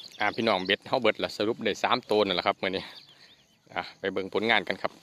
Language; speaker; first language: Thai; non-native, local second language; Northeastern Thai